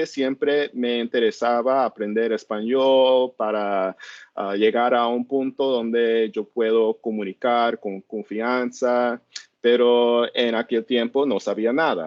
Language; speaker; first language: Spanish; non-native, learner; English